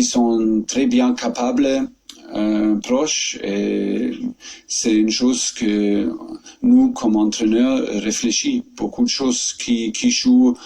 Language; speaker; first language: French; non-native, fluent; German